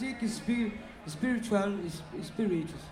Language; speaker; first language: English; non-native, learner; French